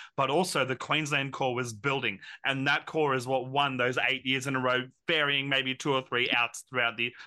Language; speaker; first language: English; native; English